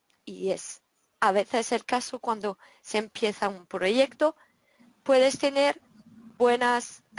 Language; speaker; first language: Spanish; non-native, fluent; French